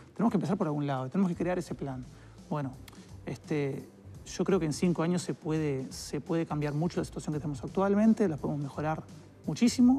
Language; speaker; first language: Spanish; native; Spanish